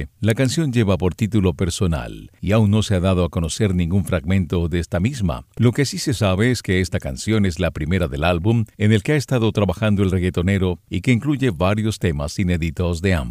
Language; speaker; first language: Spanish; native; Spanish